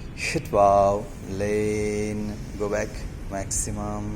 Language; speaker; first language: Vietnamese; non-native, learner; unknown